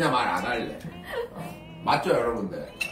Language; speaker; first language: Korean; native; Korean